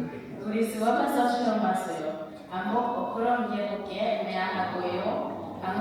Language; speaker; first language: Korean; non-native, learner; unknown